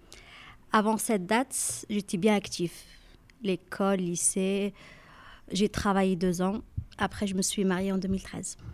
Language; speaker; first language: French; non-native, learner; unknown